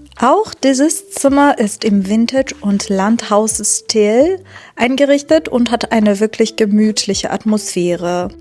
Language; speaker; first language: German; non-native, fluent; Persian